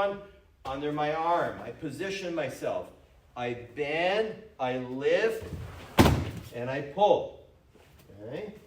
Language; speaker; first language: English; native; English